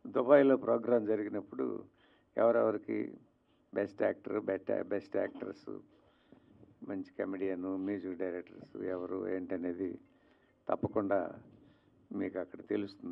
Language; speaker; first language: Telugu; native; Telugu